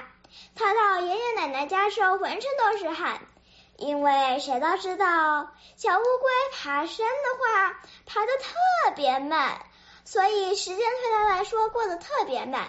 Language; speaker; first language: Chinese; early bilingual, other home language; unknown